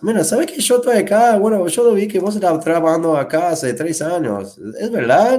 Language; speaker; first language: Spanish; non-native, fluent; English